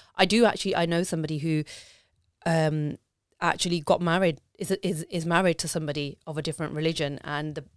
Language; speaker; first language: English; native; English